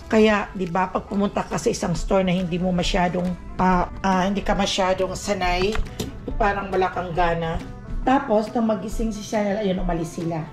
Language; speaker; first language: Filipino; non-native, local second language; Aklanon